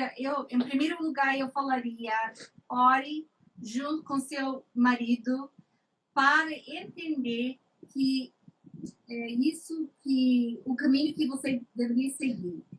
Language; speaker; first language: Portuguese; non-native, fluent; English